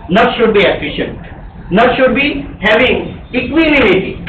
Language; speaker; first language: English; non-native, local second language; Gujarati